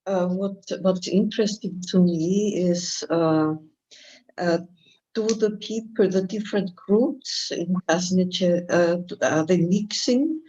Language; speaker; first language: English; non-native, fluent; German